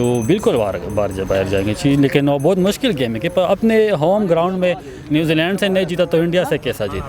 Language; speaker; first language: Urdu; non-native, local second language; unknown